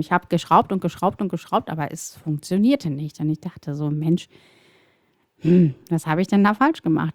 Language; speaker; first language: German; native; German